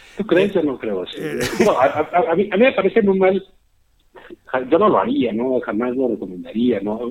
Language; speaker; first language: Spanish; native; Spanish